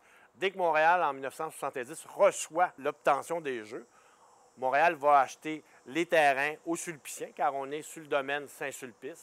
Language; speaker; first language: French; native; French